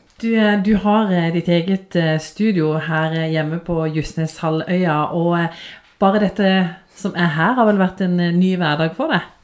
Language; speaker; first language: Norwegian; native; Norwegian